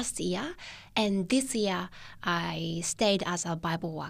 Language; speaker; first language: English; non-native, fluent; Japanese